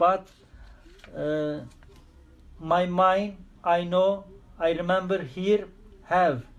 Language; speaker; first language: English; non-native, learner; Turkish